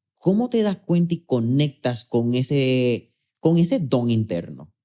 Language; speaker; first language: Spanish; native; Spanish